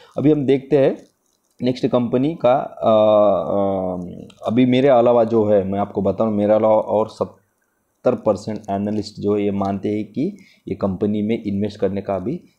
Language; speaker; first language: Hindi; non-native, local second language; Marathi